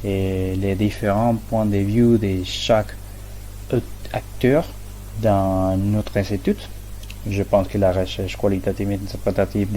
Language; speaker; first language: French; non-native, learner; Spanish